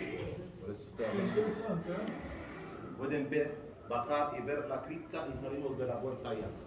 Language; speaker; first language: Spanish; non-native, fluent; Arabic